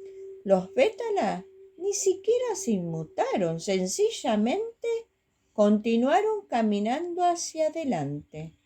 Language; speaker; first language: Spanish; native; Spanish